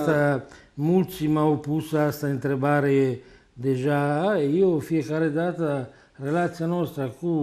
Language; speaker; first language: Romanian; non-native, learner; Italian